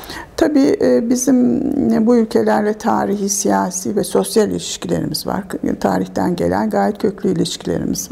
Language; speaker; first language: Turkish; native; Turkish